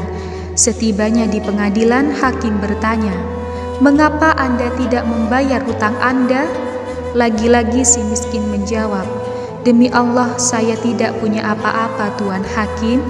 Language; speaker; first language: Indonesian; native; Indonesian